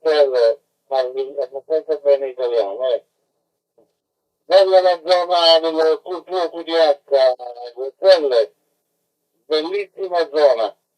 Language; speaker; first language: Italian; non-native, learner; Greek